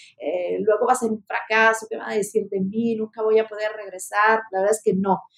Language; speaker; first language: Spanish; non-native, fluent; Italian